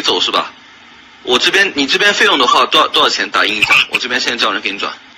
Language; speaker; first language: Chinese; native; Chinese